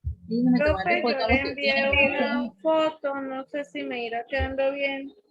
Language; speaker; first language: Spanish; native; Spanish